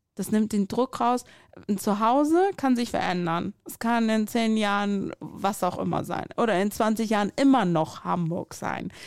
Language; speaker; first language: German; non-native, fluent; Persian